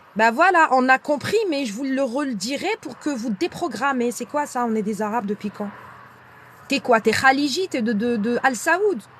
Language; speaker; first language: French; non-native, local second language; Arabic